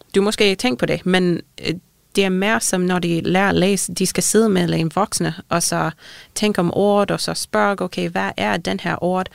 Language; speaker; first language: Danish; non-native, fluent; English